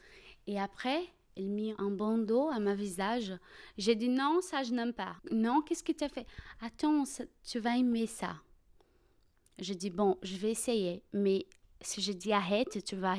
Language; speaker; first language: French; non-native, fluent; Portuguese